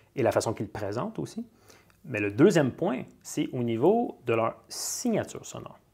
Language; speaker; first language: French; native; French